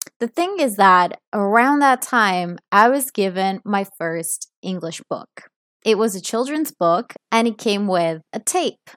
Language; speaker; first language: English; non-native, fluent; Italian